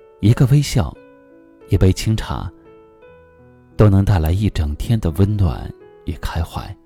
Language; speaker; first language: Chinese; native; Chinese